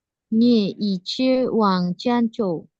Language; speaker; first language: Chinese; non-native, learner; Indonesian